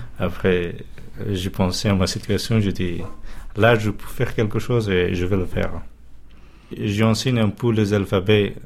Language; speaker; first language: French; non-native, fluent; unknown